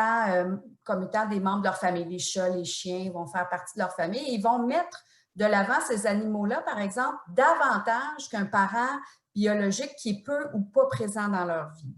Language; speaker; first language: French; native; French